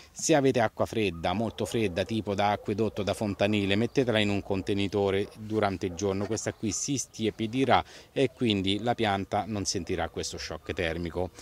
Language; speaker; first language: Italian; native; Italian